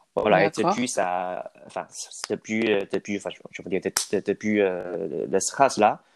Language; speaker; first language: French; non-native, fluent; Chinese